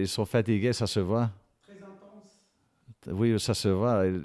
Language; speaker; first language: French; non-native, fluent; English